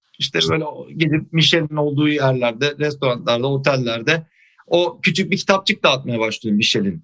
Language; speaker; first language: Turkish; native; Turkish